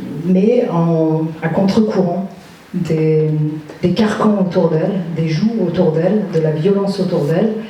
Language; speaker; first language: French; native; French